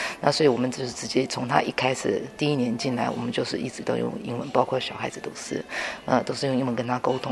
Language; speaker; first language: Chinese; native; Chinese